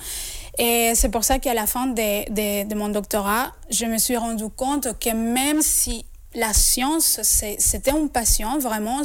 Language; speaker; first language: French; non-native, fluent; Spanish